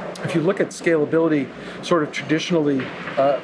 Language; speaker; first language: English; native; English